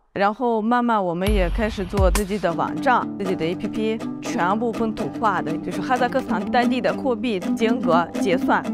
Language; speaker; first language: Chinese; non-native, fluent; Russian